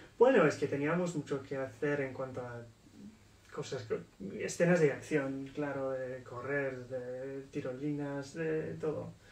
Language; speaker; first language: Spanish; non-native, fluent; English